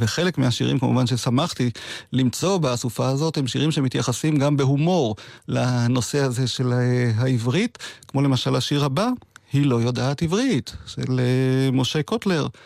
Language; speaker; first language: Hebrew; native; Hebrew